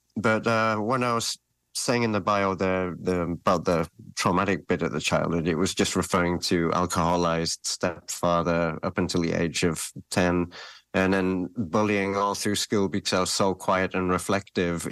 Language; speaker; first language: English; native; English